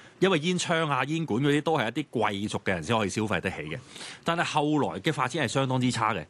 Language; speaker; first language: Cantonese; native; Cantonese